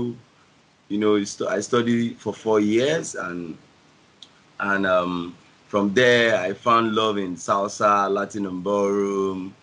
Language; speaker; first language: English; non-native, local second language; Yoruba